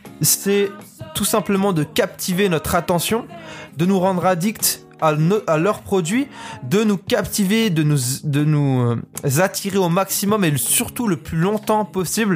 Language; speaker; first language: French; native; French